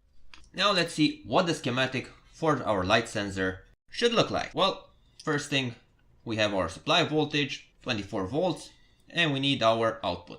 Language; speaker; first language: English; non-native, fluent; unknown